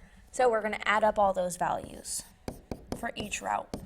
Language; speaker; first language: English; native; English